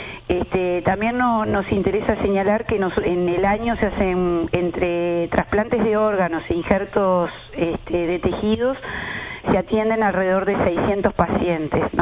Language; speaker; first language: Spanish; native; Spanish